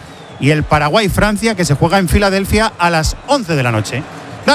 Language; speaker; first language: Spanish; native; Spanish